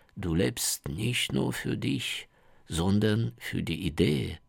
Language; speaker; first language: German; non-native, fluent; Ukrainian